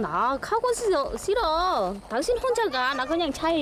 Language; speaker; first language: Korean; non-native, learner; Vietnamese